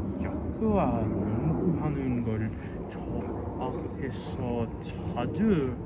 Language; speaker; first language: Korean; non-native, learner; English